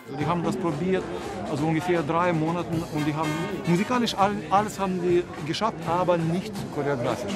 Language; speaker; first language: German; non-native, fluent; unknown